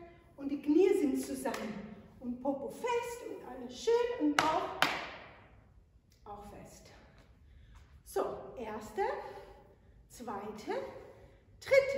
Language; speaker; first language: German; non-native, fluent; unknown